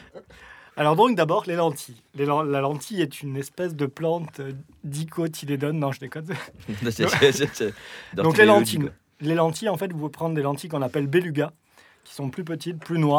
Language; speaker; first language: French; native; French